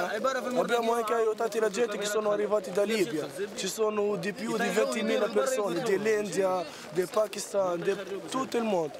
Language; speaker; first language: Italian; non-native, learner; Arabic